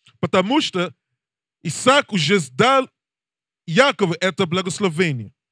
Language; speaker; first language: Russian; non-native, learner; English